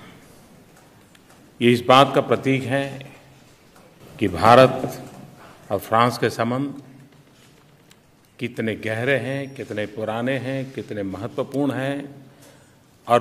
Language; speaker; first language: Hindi; non-native, local second language; Gujarati